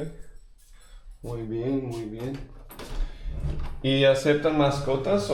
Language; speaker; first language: Spanish; non-native, learner; English